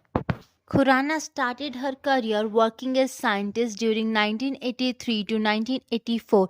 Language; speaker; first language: English; non-native, local second language; Hindi